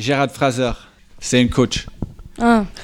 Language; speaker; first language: French; non-native, fluent; English